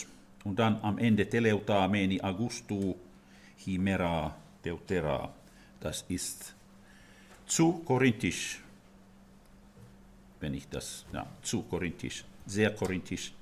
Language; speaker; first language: German; non-native, fluent; Finnish